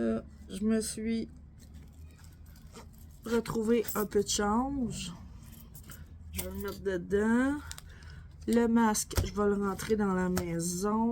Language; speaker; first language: French; native; French